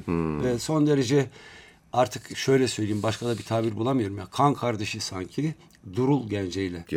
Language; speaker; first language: Turkish; native; Turkish